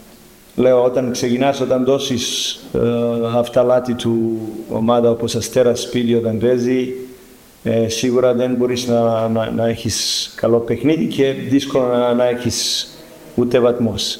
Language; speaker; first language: Greek; non-native, learner; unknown